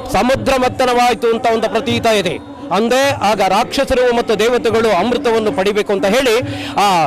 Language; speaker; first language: Kannada; native; Kannada